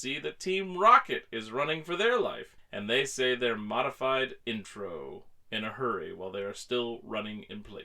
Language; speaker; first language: English; native; English